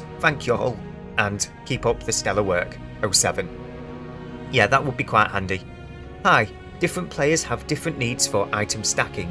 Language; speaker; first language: English; native; English